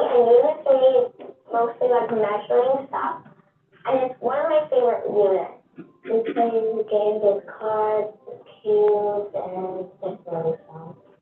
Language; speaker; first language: English; early bilingual, other home language; Turkish